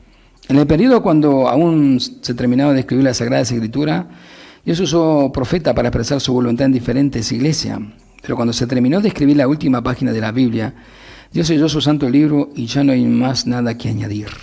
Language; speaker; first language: Spanish; native; Spanish